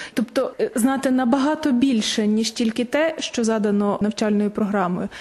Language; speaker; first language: Ukrainian; native; Ukrainian